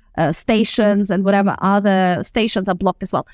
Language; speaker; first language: English; non-native, fluent; Russian